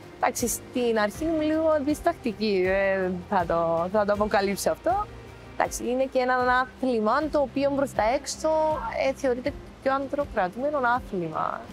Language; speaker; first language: Greek; native; Greek